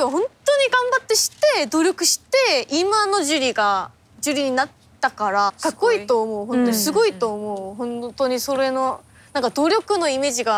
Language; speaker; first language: Japanese; non-native, fluent; Korean